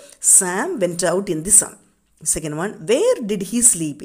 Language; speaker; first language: English; non-native, local second language; Tamil